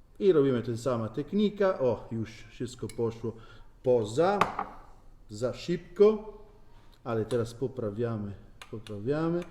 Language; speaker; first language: Polish; non-native, learner; Italian